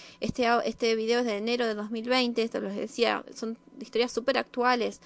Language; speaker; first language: Spanish; native; Spanish